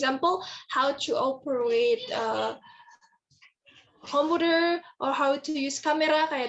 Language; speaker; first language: English; non-native, fluent; Indonesian